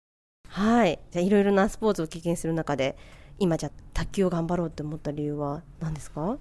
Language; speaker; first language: Japanese; native; Japanese